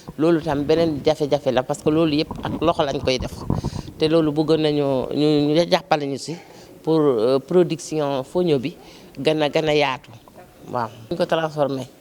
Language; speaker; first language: Wolof; non-native, local second language; Jola-Fonyi